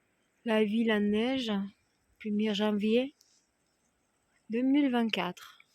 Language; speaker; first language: French; non-native, fluent; Russian